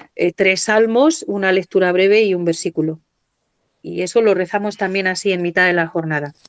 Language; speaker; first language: Spanish; native; Spanish